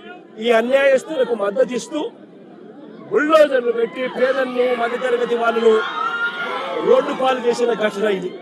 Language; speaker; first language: Telugu; native; Telugu